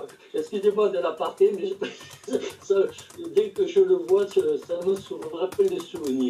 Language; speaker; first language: French; native; French